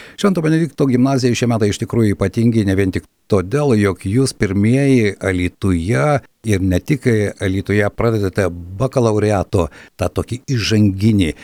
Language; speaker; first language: Lithuanian; native; Lithuanian